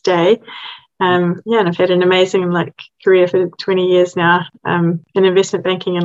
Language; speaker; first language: English; native; English